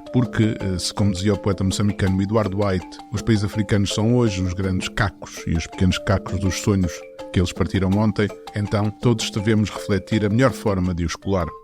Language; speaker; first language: Portuguese; native; Portuguese